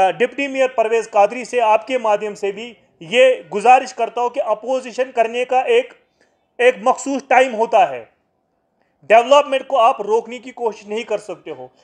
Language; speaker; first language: Hindi; non-native, local second language; Kashmiri